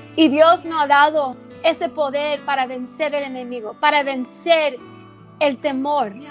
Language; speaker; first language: Spanish; early bilingual, heritage; Spanish